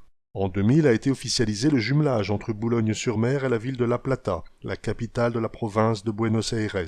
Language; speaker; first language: French; native; French